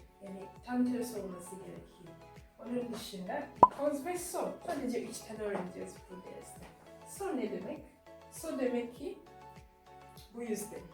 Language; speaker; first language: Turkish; non-native, fluent; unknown